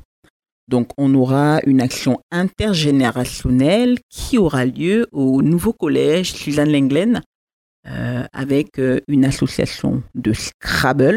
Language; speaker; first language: French; native; French